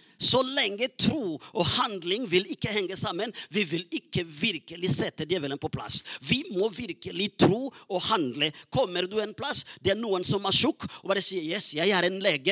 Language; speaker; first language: Norwegian; non-native, fluent; Rundi